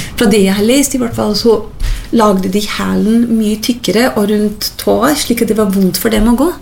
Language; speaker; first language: Norwegian; non-native, fluent; English